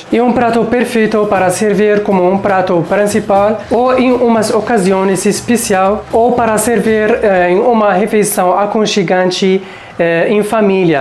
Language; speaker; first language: Portuguese; non-native, fluent; Arabic